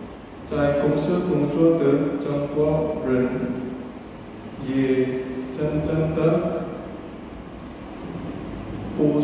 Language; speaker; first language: Chinese; non-native, learner; Indonesian